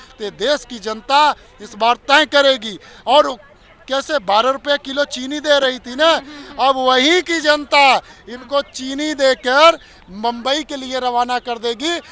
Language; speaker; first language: Hindi; native; Hindi